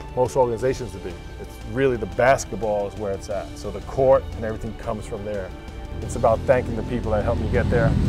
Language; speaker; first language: English; native; English